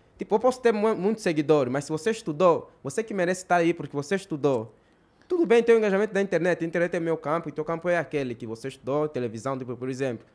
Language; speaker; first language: Portuguese; native; Portuguese